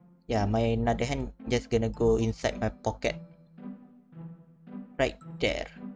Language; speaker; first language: English; non-native, local second language; Malay